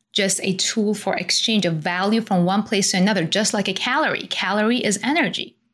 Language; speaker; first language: English; non-native, fluent; Persian